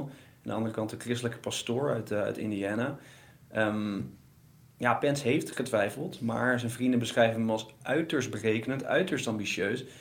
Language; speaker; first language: Dutch; native; Dutch